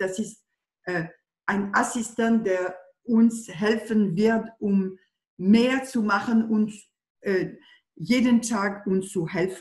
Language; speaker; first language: German; non-native, fluent; French